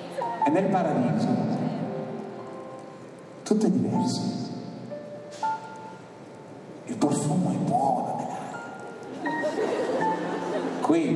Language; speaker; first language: Italian; non-native, fluent; English